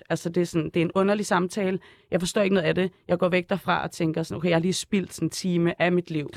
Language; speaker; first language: Danish; early bilingual, other home language; Arabic